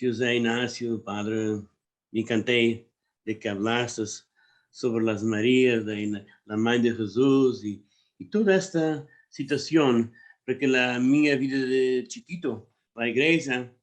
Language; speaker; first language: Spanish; non-native, learner; Portuguese